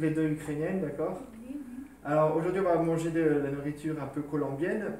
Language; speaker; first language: French; native; French